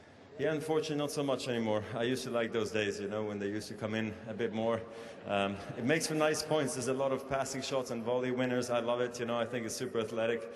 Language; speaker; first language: English; non-native, fluent; German